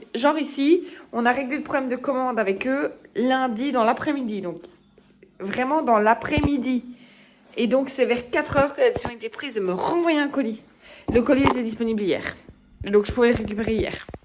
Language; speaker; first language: French; native; French